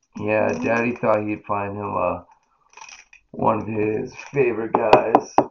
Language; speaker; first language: English; native; English